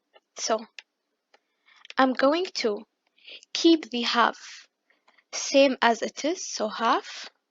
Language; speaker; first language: English; non-native, fluent; Arabic